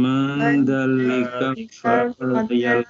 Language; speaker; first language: Arabic; non-native, learner; Indonesian